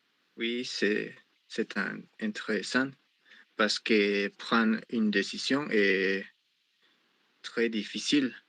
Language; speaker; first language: French; non-native, learner; Spanish